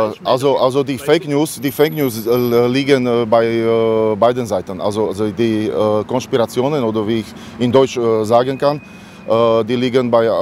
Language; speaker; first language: German; non-native, learner; Slovak